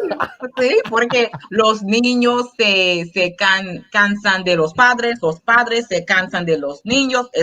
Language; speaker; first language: Spanish; non-native, fluent; English